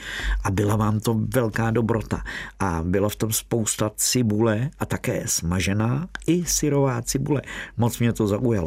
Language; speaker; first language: Czech; native; Czech